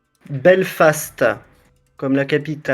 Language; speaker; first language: French; native; French